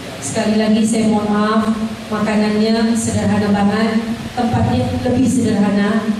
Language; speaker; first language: Indonesian; non-native, fluent; Malay